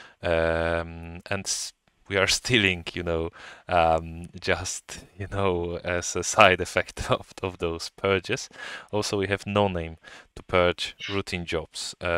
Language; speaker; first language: English; non-native, fluent; Polish